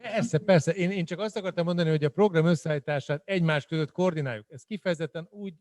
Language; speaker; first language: Hungarian; native; Hungarian